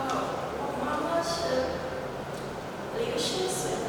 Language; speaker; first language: Chinese; non-native, learner; Indonesian